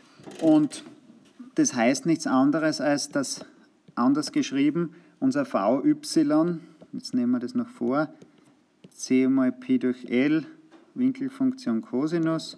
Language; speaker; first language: German; native; German